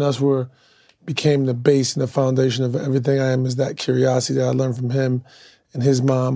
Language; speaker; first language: English; native; English